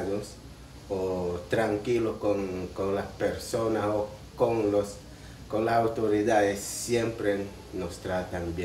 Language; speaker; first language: Spanish; non-native, local second language; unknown